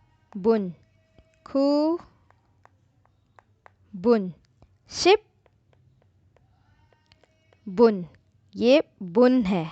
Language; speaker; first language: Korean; non-native, fluent; Urdu